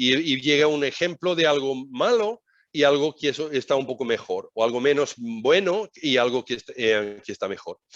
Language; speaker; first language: Spanish; non-native, fluent; Swedish